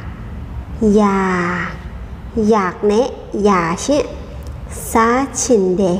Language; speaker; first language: Thai; non-native, fluent; Burmese